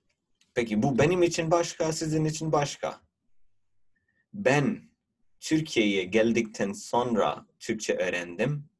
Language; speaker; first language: Turkish; non-native, fluent; Urdu